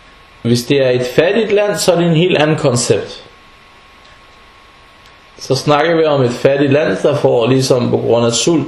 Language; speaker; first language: Danish; non-native, fluent; Arabic